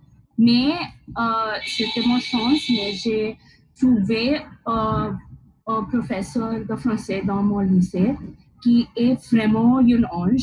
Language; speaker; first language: French; non-native, learner; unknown